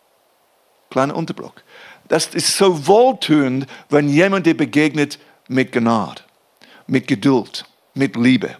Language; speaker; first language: German; non-native, fluent; English